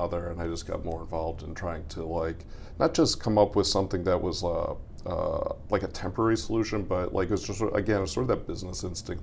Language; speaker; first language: English; native; English